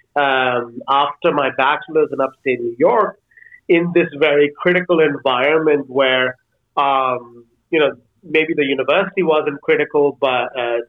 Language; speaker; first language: English; non-native, local second language; Bangla